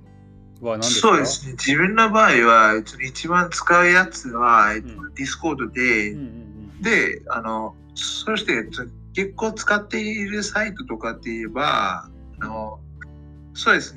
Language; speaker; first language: Japanese; non-native, fluent; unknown